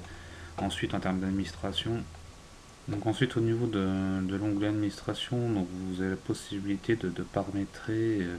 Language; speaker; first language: French; native; French